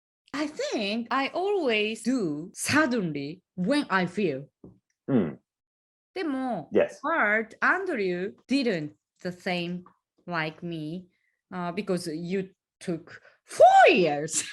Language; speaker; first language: English; non-native, learner; Japanese